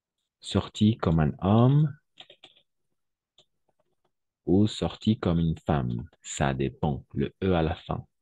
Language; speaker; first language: French; non-native, fluent; Spanish